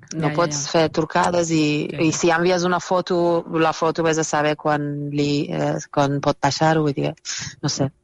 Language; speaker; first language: Catalan; non-native, fluent; Persian